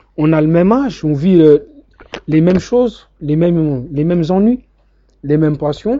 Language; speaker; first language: French; native; French